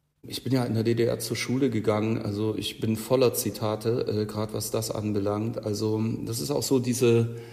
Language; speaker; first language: German; native; German